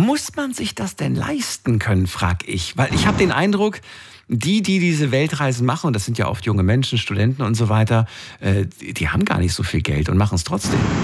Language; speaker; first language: German; native; German